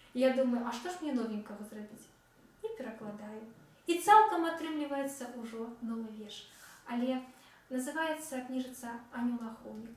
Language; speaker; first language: Belarusian; non-native, local second language; Russian